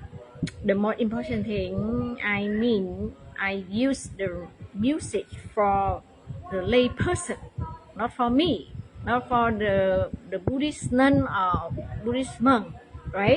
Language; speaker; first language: English; non-native, learner; Vietnamese